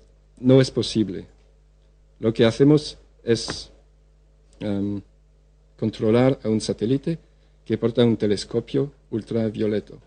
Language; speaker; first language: Spanish; non-native, fluent; French